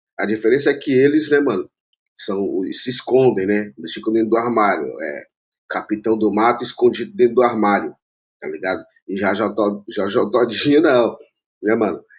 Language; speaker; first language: Portuguese; native; Portuguese